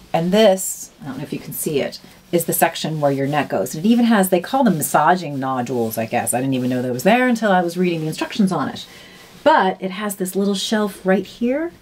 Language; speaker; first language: English; native; English